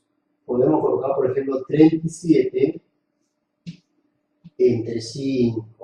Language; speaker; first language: Spanish; native; Spanish